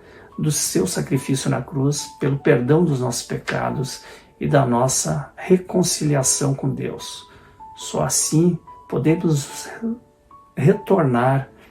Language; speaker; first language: Portuguese; native; Portuguese